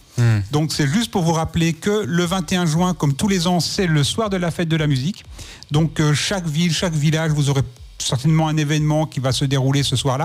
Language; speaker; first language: French; native; French